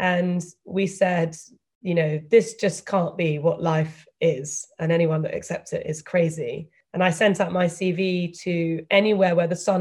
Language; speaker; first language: English; native; English